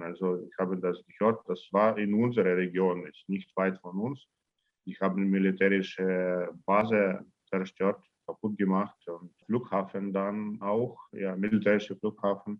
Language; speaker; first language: German; non-native, learner; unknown